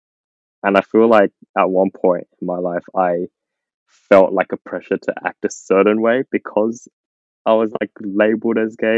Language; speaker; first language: English; native; English